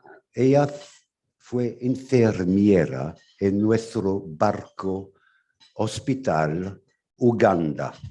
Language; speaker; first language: Spanish; non-native, fluent; English